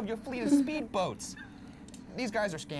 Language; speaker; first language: English; native; English